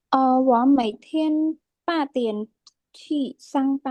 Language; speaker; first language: Chinese; non-native, learner; Khmer